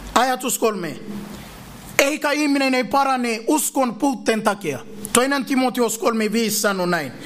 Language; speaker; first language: Finnish; non-native, fluent; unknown